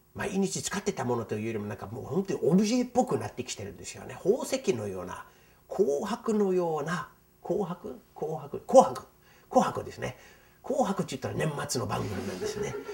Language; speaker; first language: Japanese; non-native, fluent; English